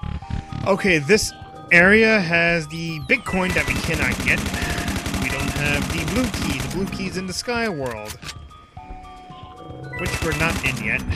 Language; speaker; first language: English; native; English